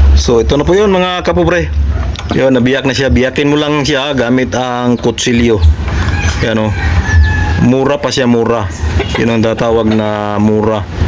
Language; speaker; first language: Filipino; non-native, local second language; Cebuano